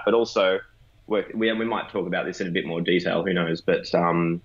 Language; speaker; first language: English; native; English